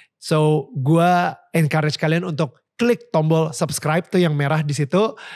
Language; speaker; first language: Indonesian; native; Indonesian